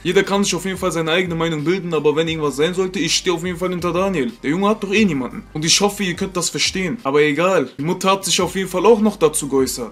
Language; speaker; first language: German; native; German